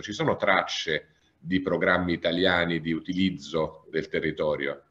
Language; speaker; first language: Italian; native; Italian